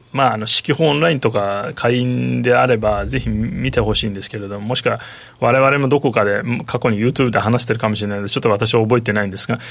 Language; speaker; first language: Japanese; non-native, fluent; Turkish